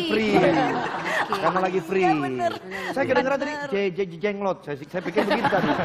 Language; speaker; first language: Indonesian; native; Indonesian